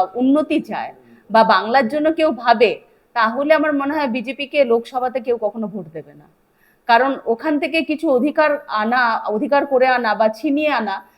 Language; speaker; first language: Bangla; native; Bangla